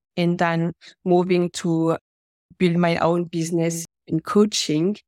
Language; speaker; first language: English; non-native, fluent; French